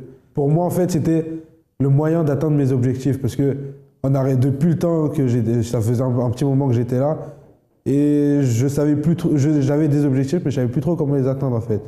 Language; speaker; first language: French; native; French